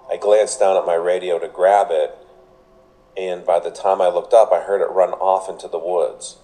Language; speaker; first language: English; native; English